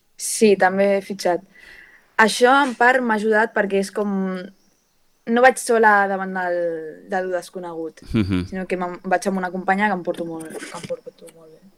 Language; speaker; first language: Catalan; native; Catalan